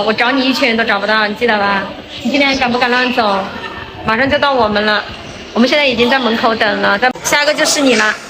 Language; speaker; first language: Chinese; native; Chinese